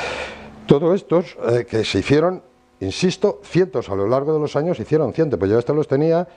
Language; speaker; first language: Spanish; native; Spanish